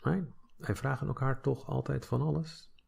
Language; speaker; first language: Dutch; non-native, fluent; English